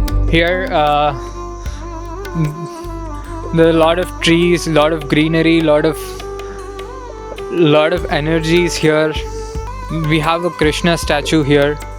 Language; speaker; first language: English; non-native, local second language; Telugu